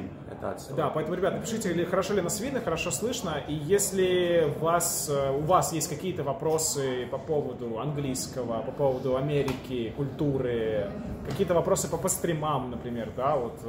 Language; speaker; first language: Russian; native; Russian